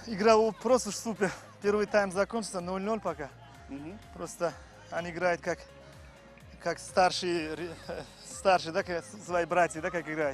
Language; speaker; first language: Russian; non-native, fluent; Uzbek